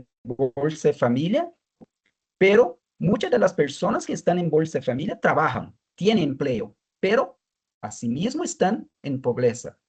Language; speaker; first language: Spanish; non-native, fluent; Portuguese